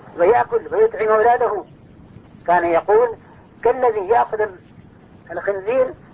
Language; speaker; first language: Arabic; non-native, fluent; Urdu